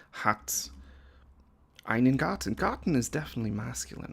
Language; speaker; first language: German; non-native, fluent; English